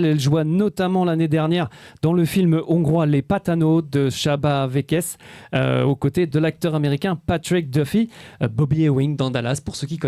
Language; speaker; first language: French; native; French